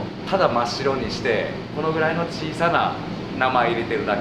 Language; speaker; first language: Japanese; native; Japanese